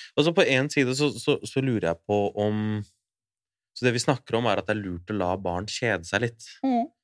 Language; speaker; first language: Norwegian; early bilingual, other home language; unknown